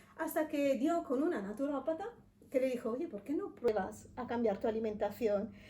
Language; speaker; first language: Spanish; non-native, fluent; Italian